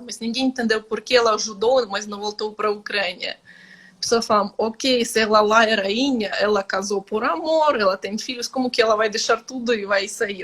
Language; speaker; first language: Portuguese; non-native, fluent; Ukrainian